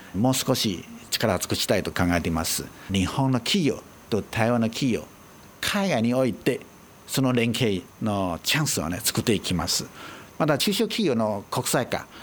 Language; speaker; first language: Japanese; non-native, fluent; Chinese